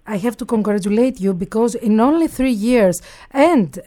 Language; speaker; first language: English; non-native, learner; Greek